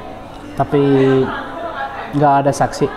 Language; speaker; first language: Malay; non-native, learner; Arabic